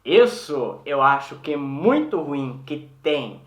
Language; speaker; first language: Portuguese; non-native, learner; Swedish